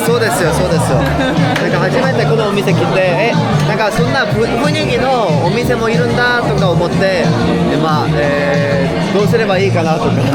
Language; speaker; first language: Japanese; non-native, learner; Korean